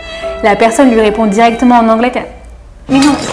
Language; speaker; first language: French; native; French